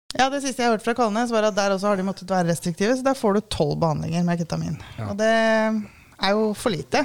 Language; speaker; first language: Norwegian; native; Norwegian